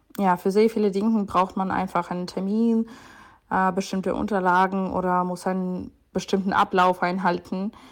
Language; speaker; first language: German; non-native, fluent; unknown